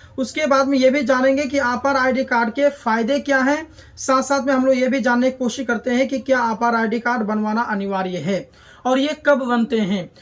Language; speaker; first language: Hindi; native; Hindi